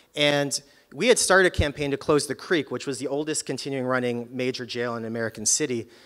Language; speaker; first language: English; native; English